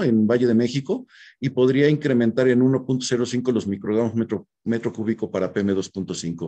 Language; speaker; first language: Spanish; native; Spanish